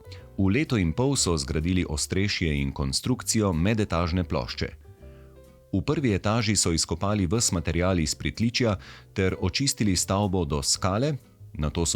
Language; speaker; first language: Slovenian; native; Slovenian